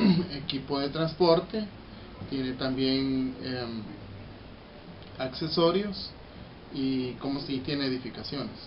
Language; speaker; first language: Spanish; native; Spanish